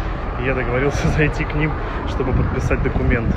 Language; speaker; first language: Russian; native; Russian